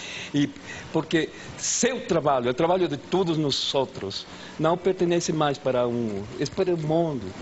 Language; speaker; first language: Portuguese; non-native, fluent; Spanish